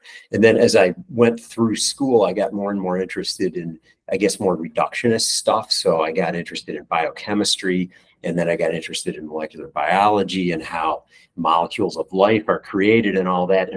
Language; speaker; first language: English; native; English